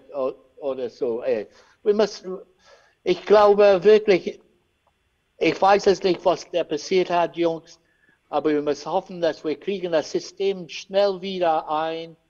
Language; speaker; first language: German; non-native, learner; English